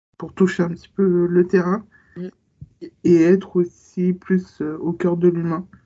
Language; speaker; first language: French; native; French